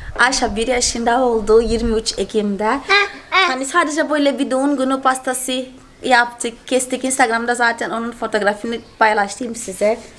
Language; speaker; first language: Turkish; non-native, fluent; Portuguese